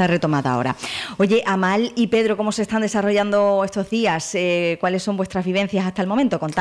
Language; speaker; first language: Spanish; native; Spanish